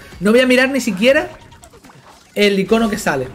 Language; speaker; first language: Spanish; native; Spanish